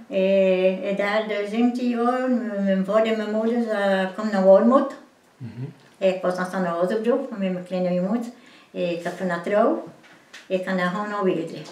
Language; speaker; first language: Dutch; early bilingual, heritage; French